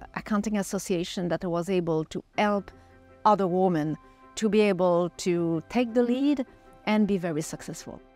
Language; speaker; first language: English; non-native, fluent; French